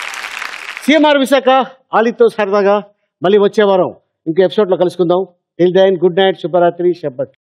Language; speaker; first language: Telugu; native; Telugu